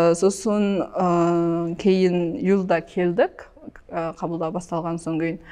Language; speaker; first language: Kazakh; early bilingual, heritage; Kazakh